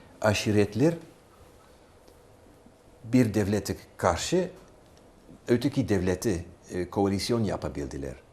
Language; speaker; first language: Turkish; non-native, fluent; Dutch